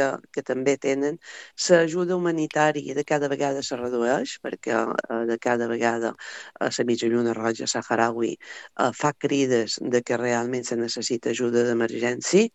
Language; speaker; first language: Catalan; native; Catalan